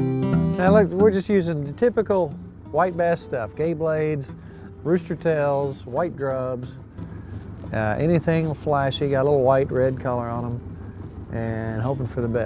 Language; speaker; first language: English; native; English